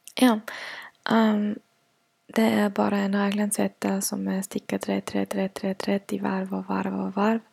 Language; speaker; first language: Swedish; non-native, fluent; German